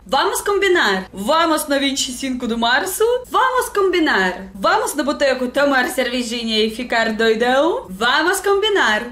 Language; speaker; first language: Portuguese; non-native, fluent; Russian